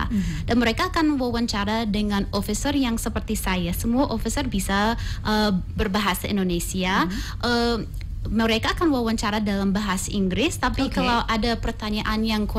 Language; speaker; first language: Indonesian; non-native, fluent; English